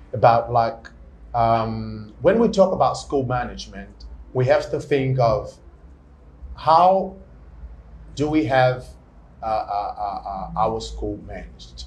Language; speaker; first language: English; non-native, fluent; Portuguese